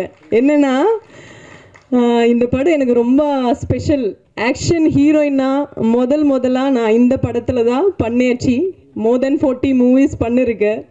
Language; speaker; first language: Tamil; non-native, fluent; Punjabi